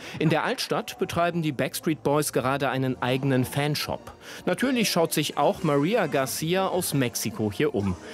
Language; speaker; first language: German; native; German